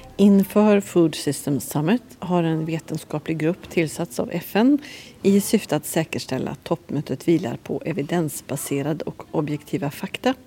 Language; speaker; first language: Swedish; native; Swedish